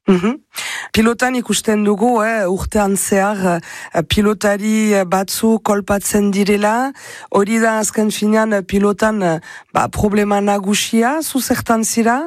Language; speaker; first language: Basque; native; Basque